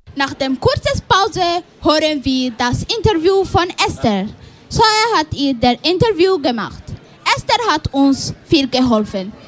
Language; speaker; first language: German; non-native, learner; Somali